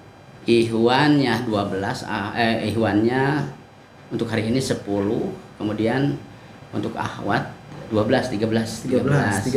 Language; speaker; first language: Indonesian; non-native, local second language; Sundanese